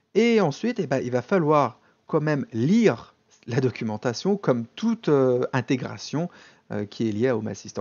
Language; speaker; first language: French; native; French